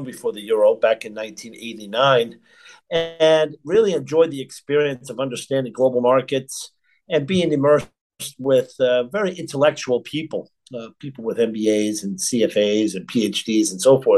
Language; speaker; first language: English; native; English